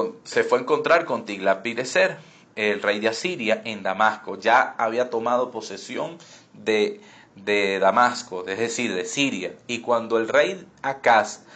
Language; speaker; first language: Spanish; native; Spanish